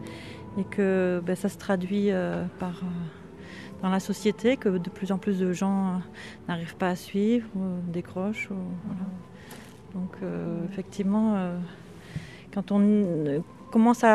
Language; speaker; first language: French; native; French